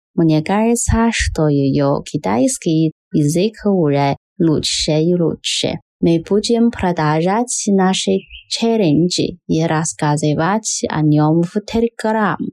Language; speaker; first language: Russian; non-native, learner; Chinese